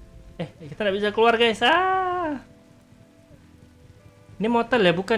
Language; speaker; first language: Indonesian; native; Indonesian